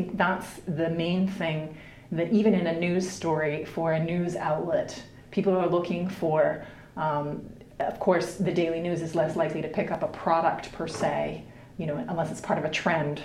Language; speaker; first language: English; native; English